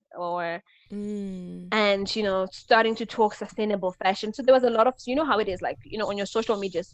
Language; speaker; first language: English; non-native, local second language; Shona